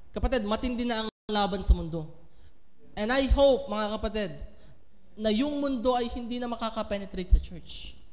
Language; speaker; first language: Filipino; native; Filipino